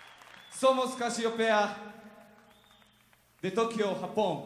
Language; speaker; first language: Spanish; non-native, learner; Japanese